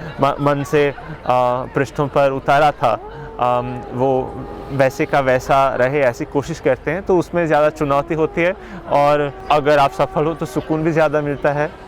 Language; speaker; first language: Hindi; native; Hindi